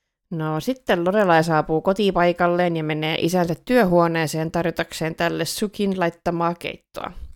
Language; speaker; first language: Finnish; native; Finnish